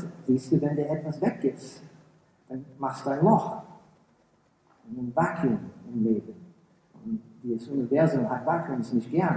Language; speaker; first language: German; early bilingual, heritage; English